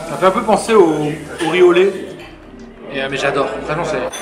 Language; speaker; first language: French; native; French